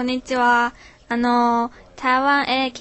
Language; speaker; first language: Japanese; non-native, learner; Chinese